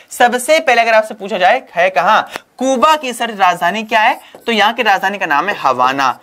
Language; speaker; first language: Hindi; native; Hindi